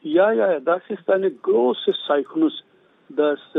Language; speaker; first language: German; non-native, learner; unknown